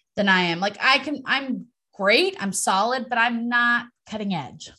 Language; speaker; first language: English; native; English